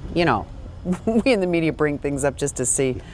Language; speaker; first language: English; native; English